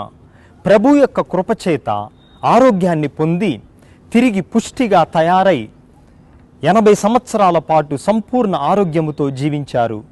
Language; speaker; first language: Telugu; native; Telugu